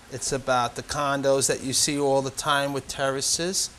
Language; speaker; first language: English; native; English